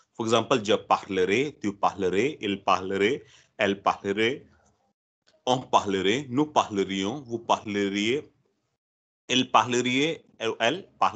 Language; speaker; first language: French; non-native, fluent; Hindi